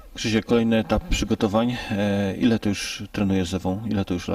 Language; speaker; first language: Polish; native; Polish